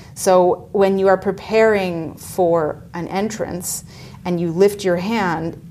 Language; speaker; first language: English; native; English